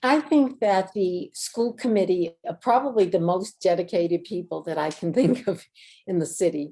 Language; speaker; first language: English; native; English